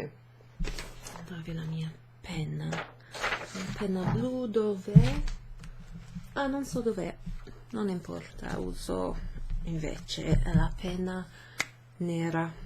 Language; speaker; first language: Italian; non-native, fluent; English